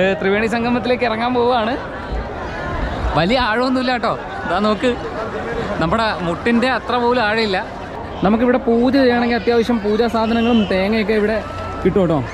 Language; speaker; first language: Malayalam; native; Malayalam